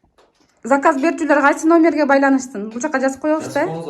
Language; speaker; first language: Kyrgyz; native; Kyrgyz